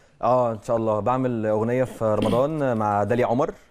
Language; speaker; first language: Arabic; native; Arabic